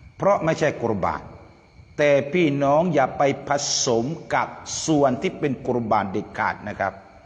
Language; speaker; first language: Thai; non-native, local second language; Pattani Malay